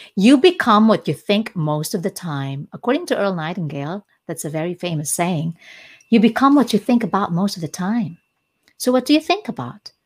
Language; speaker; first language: English; non-native, local second language; Cebuano